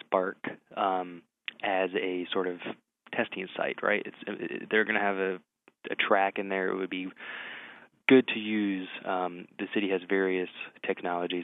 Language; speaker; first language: English; native; English